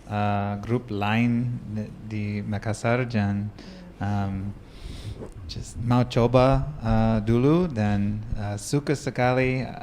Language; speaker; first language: Indonesian; non-native, learner; English